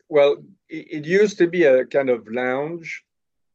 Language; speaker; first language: English; non-native, fluent; French